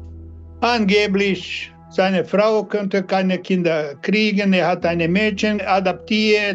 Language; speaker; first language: German; non-native, learner; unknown